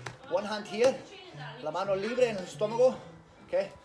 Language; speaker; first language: Spanish; non-native, learner; English